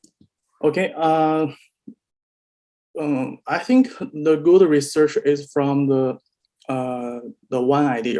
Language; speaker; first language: English; non-native, learner; Chinese